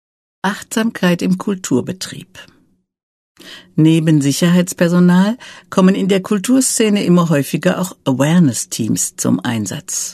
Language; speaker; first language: German; native; German